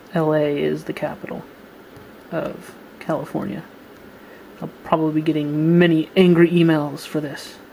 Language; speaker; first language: English; native; English